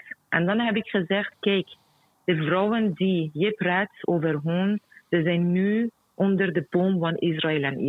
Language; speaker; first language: Dutch; non-native, fluent; Persian